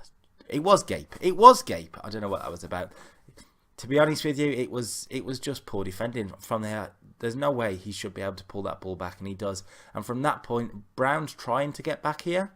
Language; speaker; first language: English; native; English